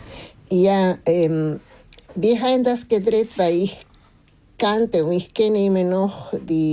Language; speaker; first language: German; non-native, fluent; Spanish